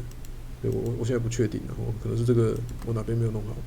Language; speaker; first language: Chinese; native; Chinese